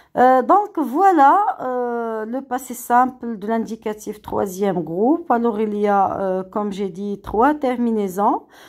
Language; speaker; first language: French; non-native, local second language; Arabic